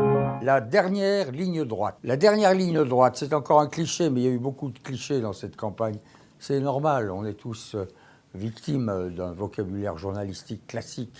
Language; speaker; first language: French; native; French